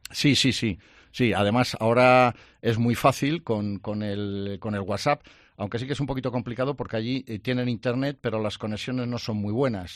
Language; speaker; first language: Spanish; native; Spanish